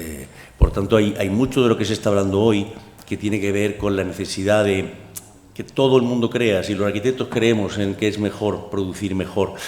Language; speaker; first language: Spanish; native; Spanish